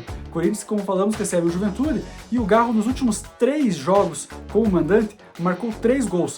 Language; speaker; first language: Portuguese; native; Portuguese